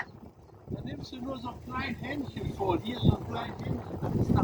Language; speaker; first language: German; native; German